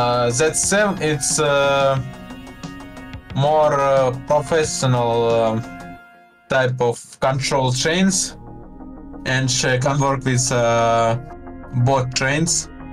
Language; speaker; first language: English; non-native, learner; Russian